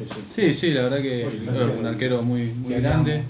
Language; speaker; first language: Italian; non-native, learner; Spanish